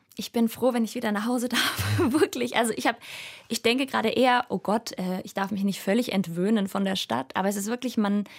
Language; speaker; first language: German; native; German